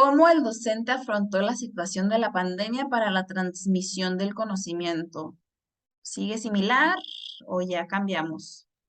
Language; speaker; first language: Spanish; native; Spanish